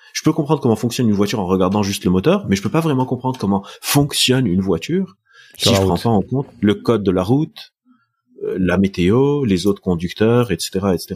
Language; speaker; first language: French; non-native, local second language; Arabic